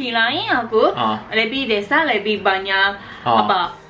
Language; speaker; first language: Indonesian; non-native, learner; Japanese